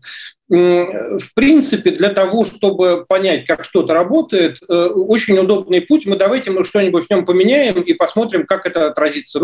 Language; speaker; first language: Russian; native; Russian